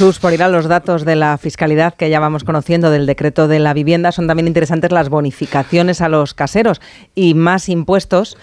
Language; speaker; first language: Spanish; native; Spanish